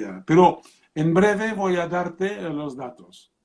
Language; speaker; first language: Spanish; non-native, fluent; French